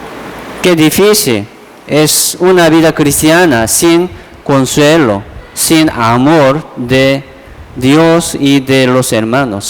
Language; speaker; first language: Spanish; non-native, fluent; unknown